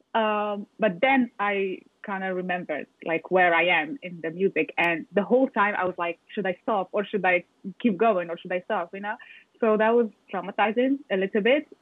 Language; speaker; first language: English; non-native, fluent; Arabic